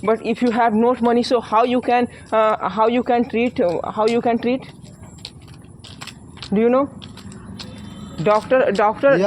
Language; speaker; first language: English; non-native, learner; Hindi